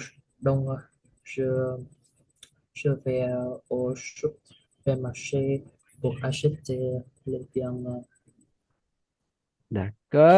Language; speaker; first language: French; non-native, learner; Vietnamese